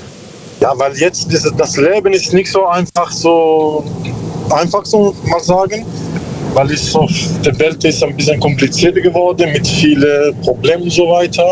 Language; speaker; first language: German; non-native, learner; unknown